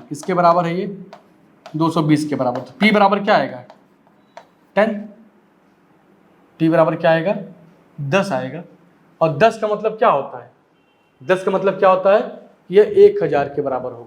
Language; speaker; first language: Hindi; native; Hindi